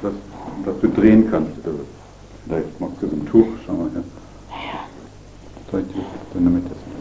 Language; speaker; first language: German; native; German